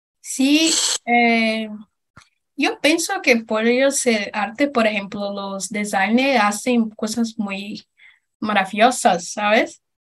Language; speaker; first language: Spanish; non-native, learner; Portuguese